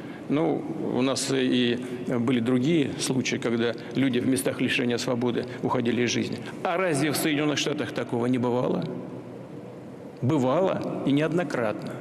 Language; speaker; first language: Russian; native; Russian